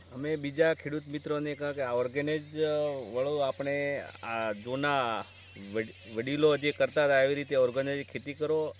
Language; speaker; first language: Gujarati; native; Gujarati